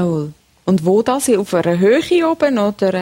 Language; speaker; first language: German; native; German